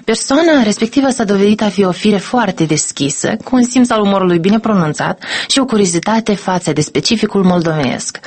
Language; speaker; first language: Romanian; native; Romanian